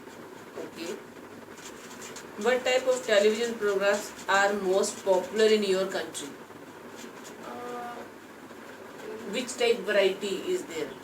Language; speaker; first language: English; non-native, local second language; Hindi